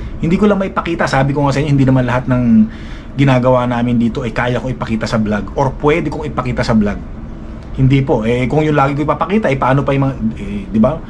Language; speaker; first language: Filipino; native; Filipino